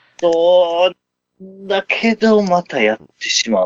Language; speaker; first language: Japanese; native; Japanese